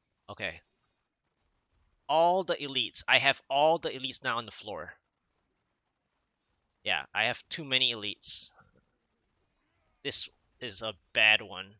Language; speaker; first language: English; native; English